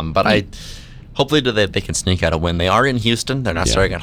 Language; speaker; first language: English; native; English